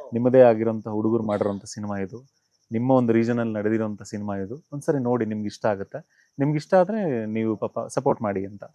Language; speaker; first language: Kannada; non-native, local second language; Telugu